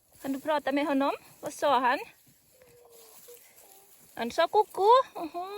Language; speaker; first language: Swedish; non-native, learner; Thai